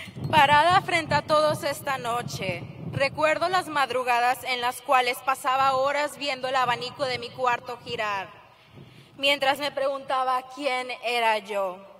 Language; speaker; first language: Spanish; early bilingual, heritage; Spanish